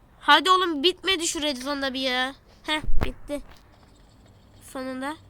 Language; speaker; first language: Turkish; native; Turkish